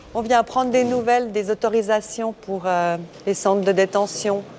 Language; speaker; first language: French; native; French